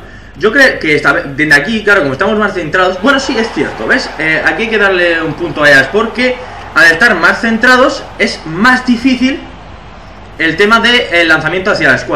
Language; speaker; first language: Spanish; native; Spanish